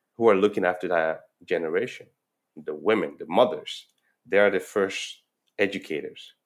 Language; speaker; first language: English; non-native, fluent; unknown